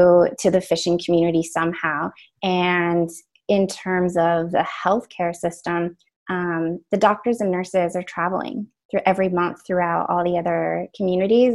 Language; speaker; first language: English; native; English